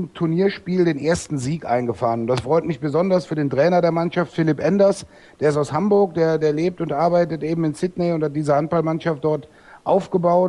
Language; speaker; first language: German; native; German